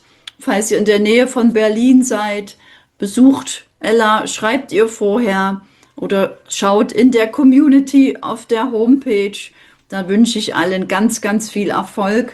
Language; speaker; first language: German; native; German